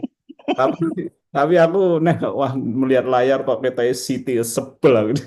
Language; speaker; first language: Indonesian; native; Indonesian